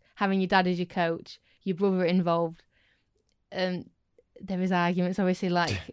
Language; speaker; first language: English; native; English